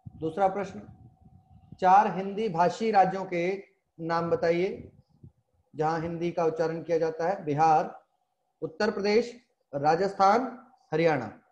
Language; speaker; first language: Hindi; native; Hindi